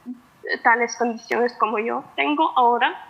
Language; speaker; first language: Spanish; non-native, fluent; Ukrainian